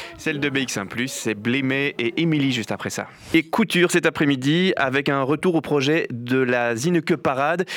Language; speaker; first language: French; native; French